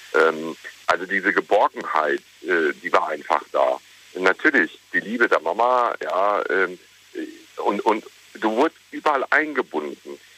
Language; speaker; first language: German; native; German